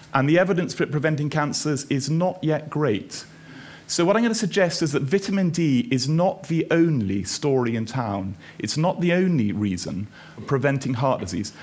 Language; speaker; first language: English; native; English